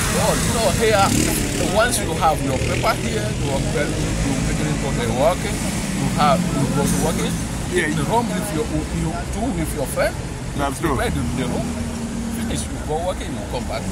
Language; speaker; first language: English; non-native, learner; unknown